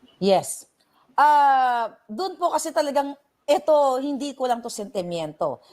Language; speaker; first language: Filipino; native; Filipino